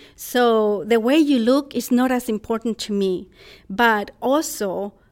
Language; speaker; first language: English; non-native, fluent; Spanish